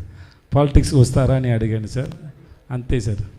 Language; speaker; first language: Telugu; non-native, learner; Tamil